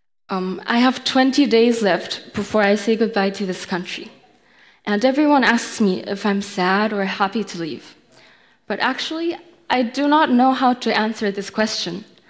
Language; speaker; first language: English; non-native, fluent; Korean